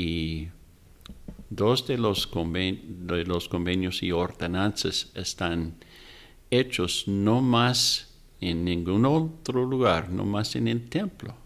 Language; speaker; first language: Spanish; non-native, fluent; English